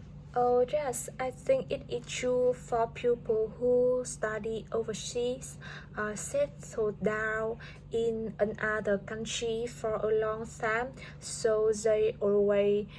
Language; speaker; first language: English; non-native, learner; Vietnamese